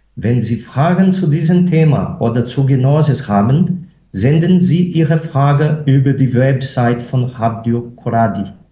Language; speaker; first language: German; non-native, fluent; Portuguese